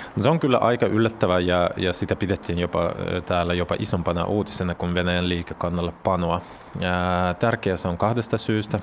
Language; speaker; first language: Finnish; non-native, fluent; Russian